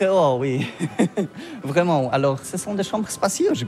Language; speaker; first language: French; non-native, learner; Polish